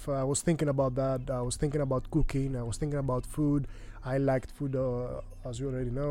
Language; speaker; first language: English; non-native, fluent; Greek